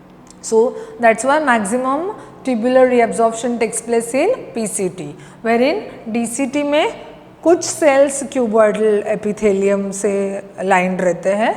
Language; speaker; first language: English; non-native, local second language; Hindi